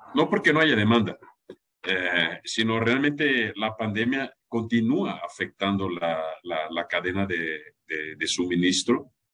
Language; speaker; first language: Spanish; non-native, fluent; German